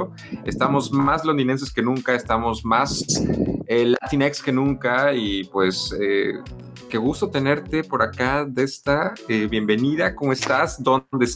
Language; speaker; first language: Spanish; native; Spanish